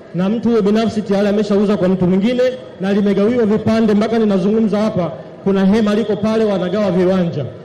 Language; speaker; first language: Swahili; native; Swahili